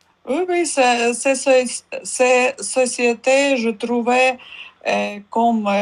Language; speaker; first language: French; non-native, learner; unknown